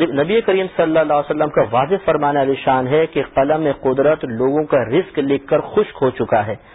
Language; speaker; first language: Urdu; native; Urdu